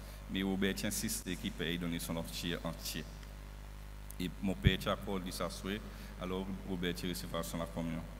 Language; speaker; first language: French; non-native, local second language; Seselwa Creole French